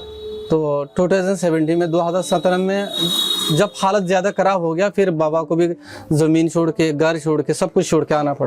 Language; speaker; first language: Hindi; non-native, learner; Rohingya